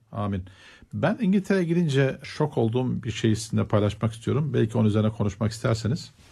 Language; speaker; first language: Turkish; native; Turkish